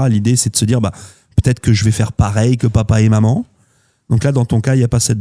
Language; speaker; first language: French; native; French